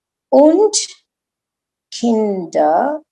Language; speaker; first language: German; non-native, learner; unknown